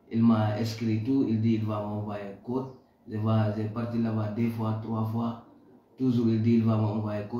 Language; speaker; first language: French; non-native, learner; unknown